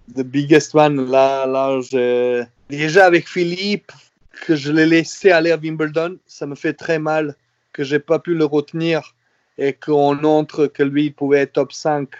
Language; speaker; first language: French; non-native, fluent; Serbian